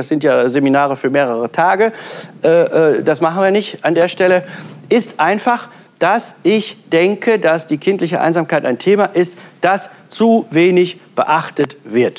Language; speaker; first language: German; native; German